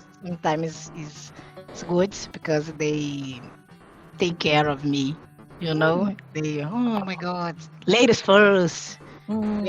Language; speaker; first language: English; non-native, learner; Portuguese